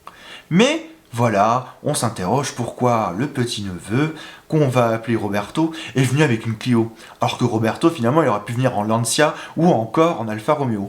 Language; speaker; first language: French; native; French